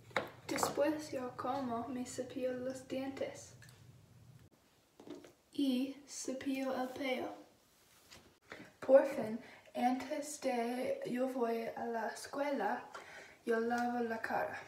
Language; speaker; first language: Spanish; non-native, learner; English